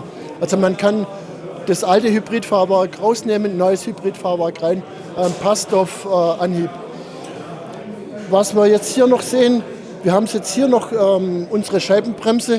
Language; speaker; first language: German; native; German